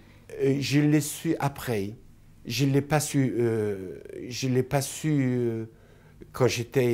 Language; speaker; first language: French; non-native, fluent; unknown